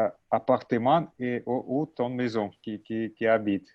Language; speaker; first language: French; non-native, learner; Russian